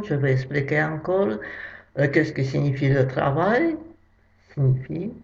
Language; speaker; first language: French; non-native, fluent; Russian